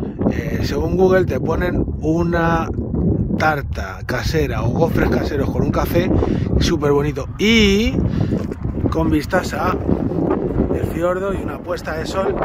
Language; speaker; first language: Spanish; native; Spanish